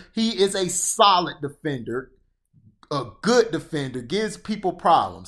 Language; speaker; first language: English; native; English